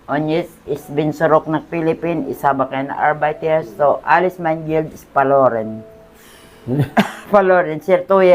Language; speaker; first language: German; non-native, learner; Filipino